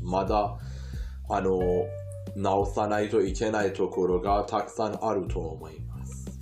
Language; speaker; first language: Japanese; non-native, fluent; Persian